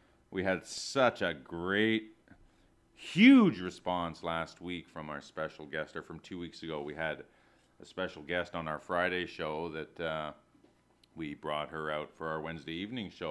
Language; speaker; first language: English; early bilingual, other home language; French